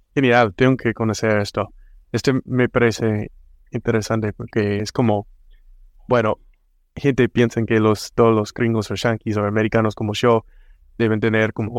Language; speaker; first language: Spanish; non-native, fluent; English